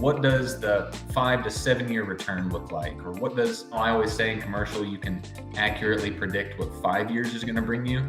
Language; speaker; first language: English; native; English